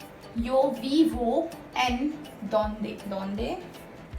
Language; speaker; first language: Spanish; non-native, fluent; Hindi